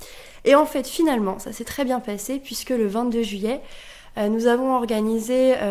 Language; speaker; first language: French; native; French